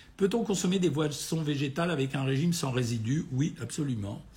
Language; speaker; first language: French; native; French